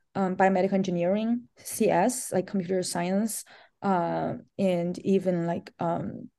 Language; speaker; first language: English; non-native, fluent; Chinese